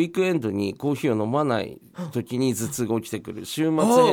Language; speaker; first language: Japanese; native; Japanese